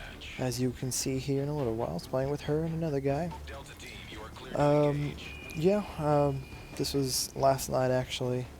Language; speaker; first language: English; native; English